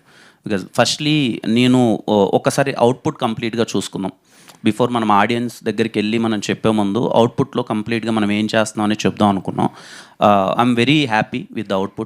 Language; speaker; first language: Telugu; native; Telugu